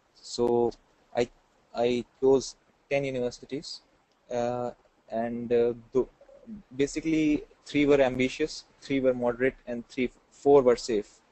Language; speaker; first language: English; non-native, local second language; Hindi